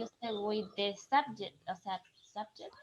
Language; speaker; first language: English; non-native, learner; Spanish